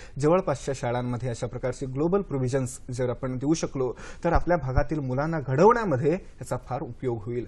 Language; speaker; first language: Marathi; non-native, local second language; Kannada